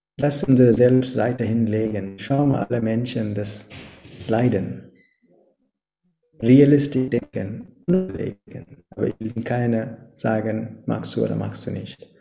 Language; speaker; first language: German; non-native, fluent; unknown